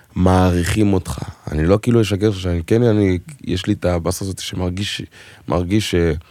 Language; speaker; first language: Hebrew; non-native, local second language; French